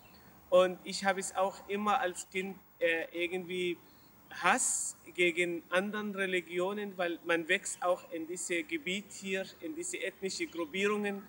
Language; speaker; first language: German; non-native, learner; Arabic